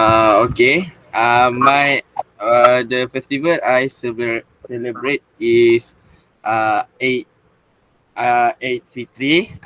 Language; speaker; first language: English; non-native, local second language; Malay